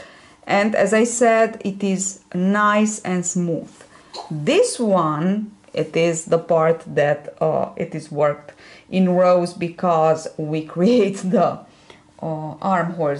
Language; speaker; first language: English; non-native, fluent; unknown